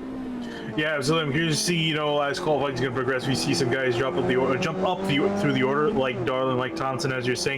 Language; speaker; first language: English; native; English